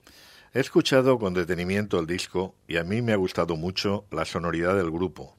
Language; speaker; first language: Spanish; native; Spanish